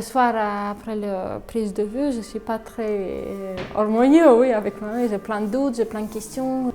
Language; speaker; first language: French; non-native, fluent; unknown